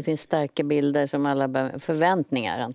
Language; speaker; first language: Swedish; native; Swedish